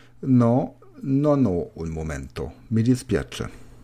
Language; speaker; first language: Italian; non-native, learner; German